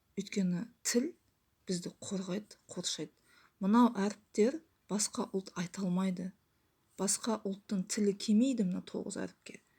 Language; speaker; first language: Kazakh; native; Kazakh